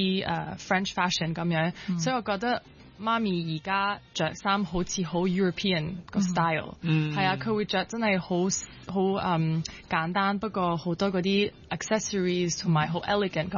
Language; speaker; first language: Cantonese; non-native, local second language; French